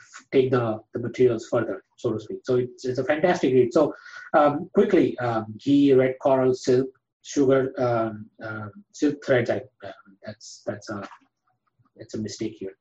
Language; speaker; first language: English; non-native, local second language; Gujarati